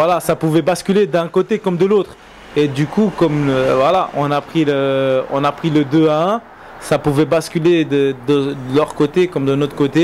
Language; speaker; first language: French; native; French